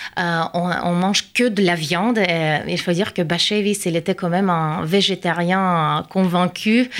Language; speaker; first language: French; non-native, fluent; Russian